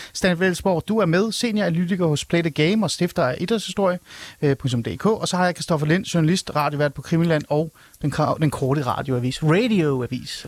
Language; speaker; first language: Danish; early bilingual, other home language; Persian